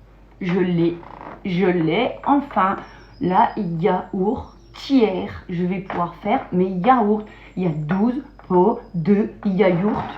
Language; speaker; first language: French; native; French